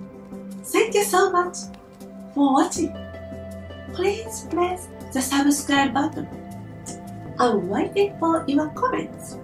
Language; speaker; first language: English; non-native, learner; Japanese